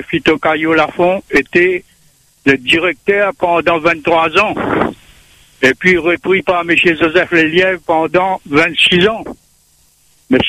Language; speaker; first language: French; non-native, local second language; Réunion Creole French